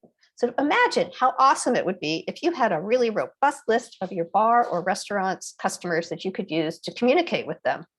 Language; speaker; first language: English; native; English